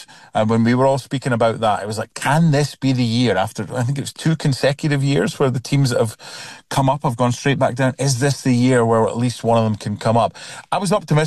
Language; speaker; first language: English; native; English